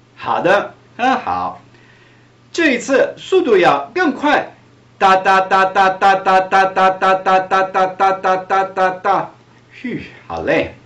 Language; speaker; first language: Chinese; non-native, fluent; Italian